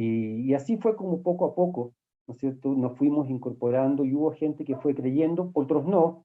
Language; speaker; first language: Spanish; native; Spanish